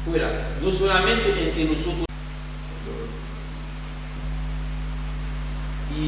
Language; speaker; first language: Spanish; non-native, fluent; French